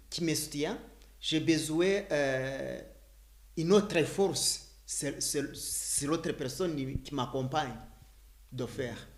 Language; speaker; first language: French; non-native, learner; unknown